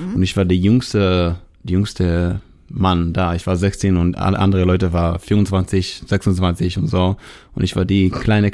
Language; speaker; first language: German; non-native, learner; Hebrew